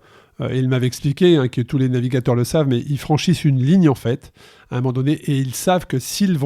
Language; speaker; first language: French; native; French